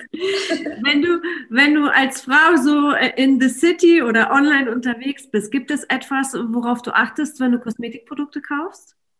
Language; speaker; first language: German; early bilingual, other home language; Polish